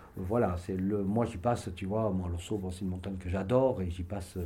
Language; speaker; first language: French; native; French